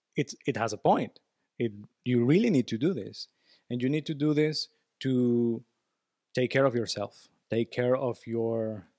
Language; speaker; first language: English; non-native, fluent; Spanish